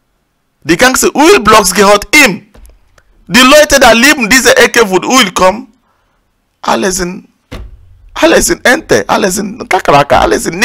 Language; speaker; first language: German; non-native, learner; Igbo